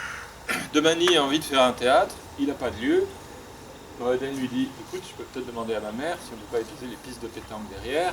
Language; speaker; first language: French; native; French